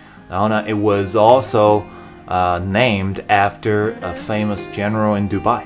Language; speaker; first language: English; non-native, fluent; Chinese